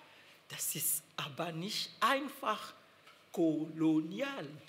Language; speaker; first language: German; non-native, fluent; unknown